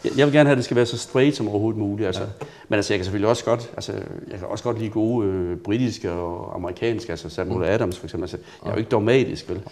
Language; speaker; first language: Danish; native; Danish